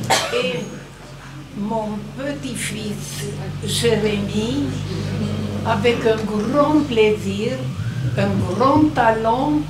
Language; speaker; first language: French; non-native, fluent; Romanian